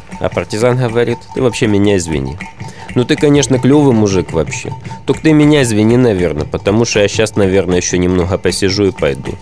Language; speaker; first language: Russian; native; Russian